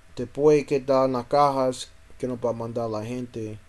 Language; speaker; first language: Spanish; non-native, learner; English